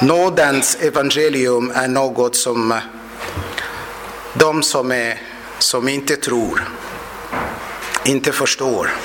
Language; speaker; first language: Swedish; non-native, fluent; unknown